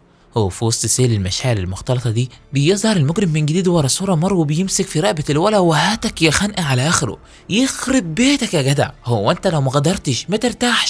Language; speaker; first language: Arabic; native; Arabic